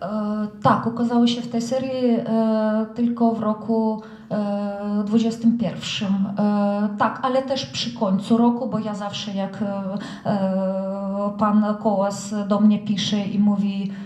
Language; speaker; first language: Polish; non-native, fluent; Russian